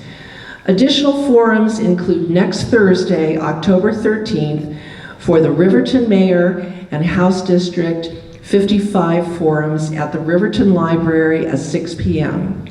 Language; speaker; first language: English; native; English